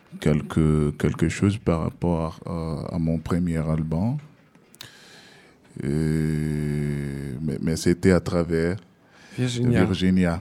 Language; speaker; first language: French; non-native, learner; Portuguese